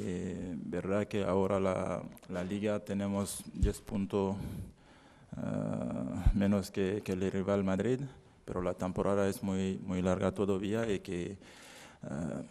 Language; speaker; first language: Spanish; non-native, learner; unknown